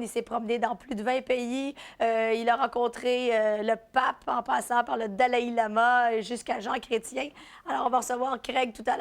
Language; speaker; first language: French; native; French